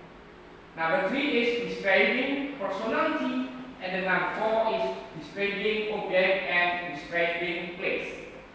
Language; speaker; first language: English; non-native, learner; Indonesian